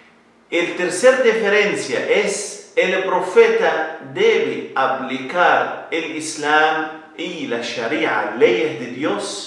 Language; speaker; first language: Spanish; non-native, learner; Arabic